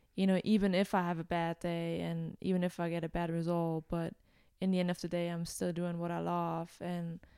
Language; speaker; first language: English; non-native, fluent; German